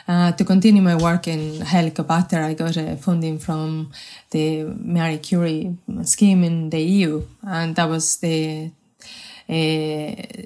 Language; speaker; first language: English; non-native, fluent; Spanish